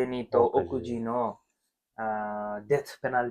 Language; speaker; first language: Japanese; non-native, learner; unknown